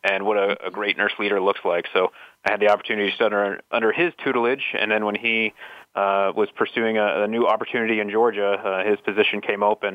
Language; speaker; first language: English; native; English